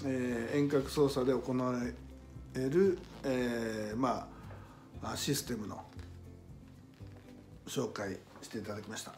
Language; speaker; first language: Japanese; native; Japanese